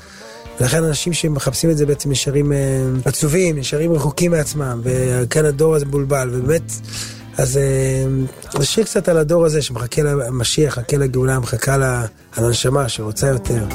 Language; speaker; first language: Hebrew; native; Hebrew